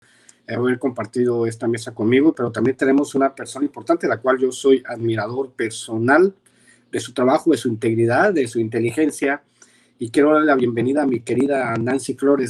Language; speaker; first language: Spanish; native; Spanish